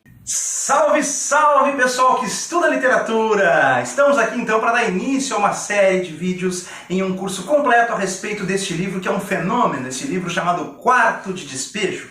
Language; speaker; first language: Portuguese; native; Portuguese